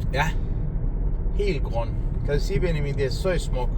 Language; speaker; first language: Danish; non-native, learner; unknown